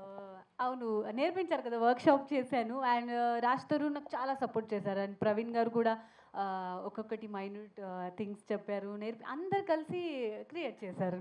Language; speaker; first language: Telugu; non-native, fluent; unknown